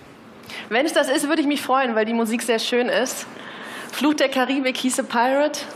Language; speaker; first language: German; native; German